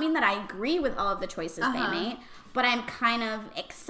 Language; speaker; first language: English; non-native, fluent; Spanish